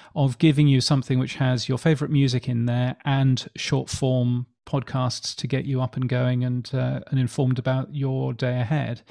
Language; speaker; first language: English; native; English